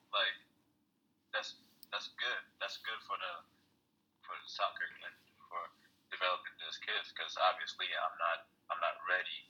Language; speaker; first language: English; non-native, fluent; Amharic